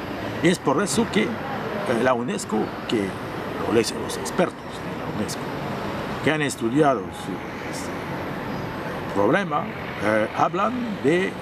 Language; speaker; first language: Spanish; non-native, fluent; French